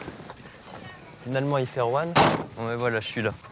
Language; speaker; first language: French; native; French